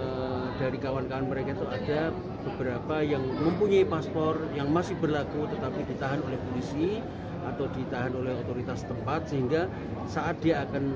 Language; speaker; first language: Indonesian; native; Indonesian